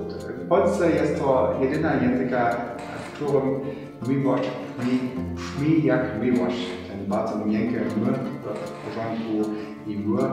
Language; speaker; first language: Polish; non-native, learner; German